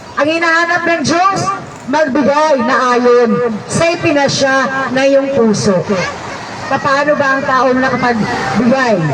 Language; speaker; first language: Filipino; non-native, local second language; Hiligaynon